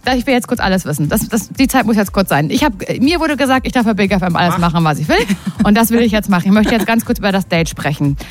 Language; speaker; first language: German; native; German